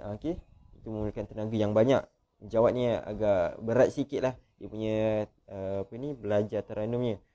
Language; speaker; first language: Malay; native; Malay